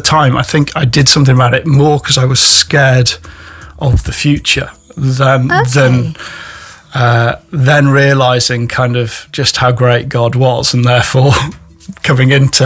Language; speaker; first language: English; native; English